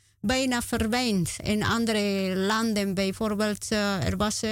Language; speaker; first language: Dutch; non-native, learner; Spanish